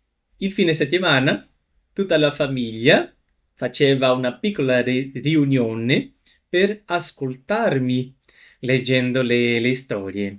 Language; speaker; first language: Italian; non-native, fluent; Portuguese